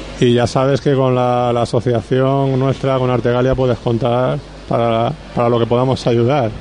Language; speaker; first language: Spanish; native; Spanish